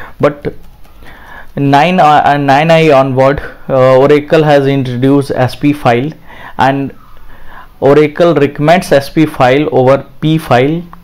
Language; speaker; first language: English; non-native, local second language; Hindi